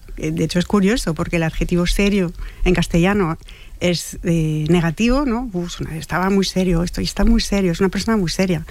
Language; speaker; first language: Spanish; non-native, fluent; French